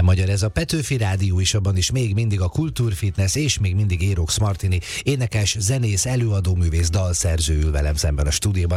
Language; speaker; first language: Hungarian; native; Hungarian